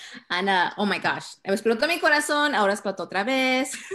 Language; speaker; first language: Spanish; early bilingual, heritage; Spanish